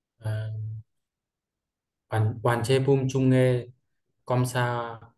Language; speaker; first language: Korean; non-native, learner; Vietnamese